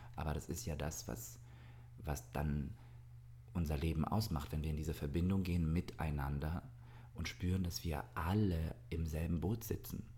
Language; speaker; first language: German; early bilingual, other home language; Russian